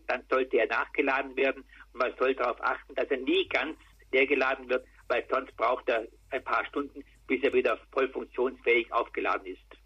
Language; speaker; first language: German; native; German